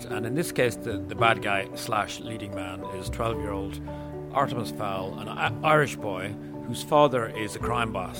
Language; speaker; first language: English; native; English